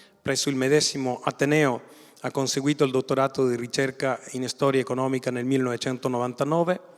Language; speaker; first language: Italian; native; Italian